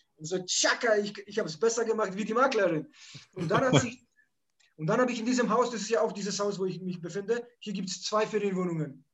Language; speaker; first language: German; early bilingual, other home language; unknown